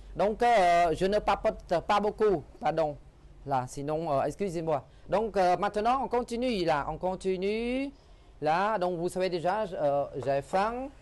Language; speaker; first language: French; non-native, fluent; Khmer